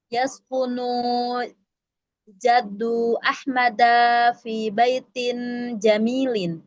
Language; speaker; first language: Arabic; non-native, learner; Indonesian